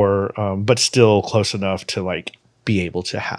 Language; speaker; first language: English; native; English